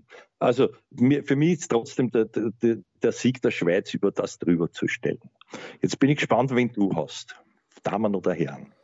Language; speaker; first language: German; native; German